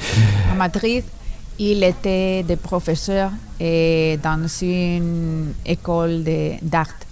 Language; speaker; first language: French; non-native, learner; Spanish